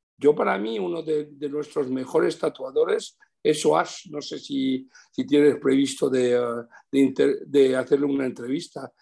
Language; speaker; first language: Spanish; early bilingual, heritage; Spanish